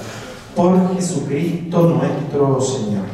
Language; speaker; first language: Spanish; native; Spanish